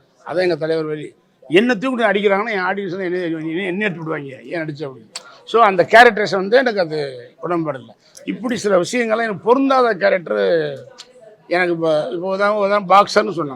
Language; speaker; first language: Tamil; native; Tamil